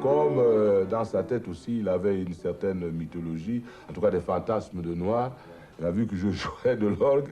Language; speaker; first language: French; non-native, local second language; Duala